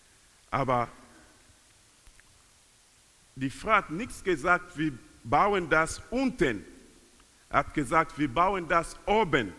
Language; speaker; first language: German; non-native, learner; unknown